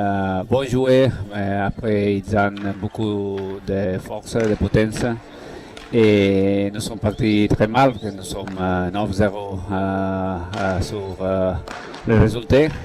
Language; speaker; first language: French; non-native, learner; Catalan